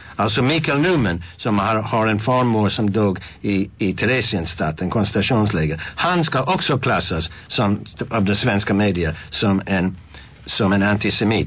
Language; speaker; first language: Swedish; non-native, fluent; English